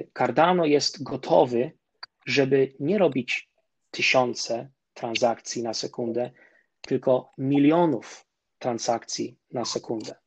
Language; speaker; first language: Polish; early bilingual, heritage; Polish